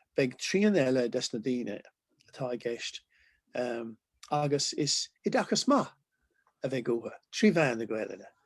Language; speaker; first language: Irish; non-native, local second language; English